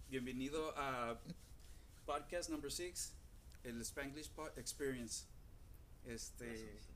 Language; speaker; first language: Spanish; early bilingual, heritage; Spanish